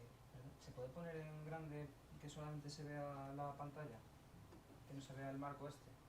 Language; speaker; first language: Spanish; native; Spanish